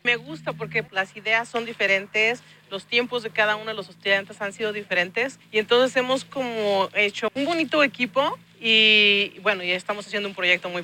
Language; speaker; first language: Spanish; native; Spanish